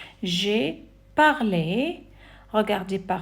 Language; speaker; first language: French; non-native, fluent; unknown